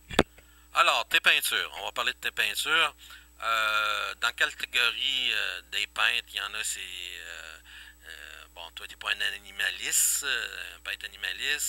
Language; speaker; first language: French; native; French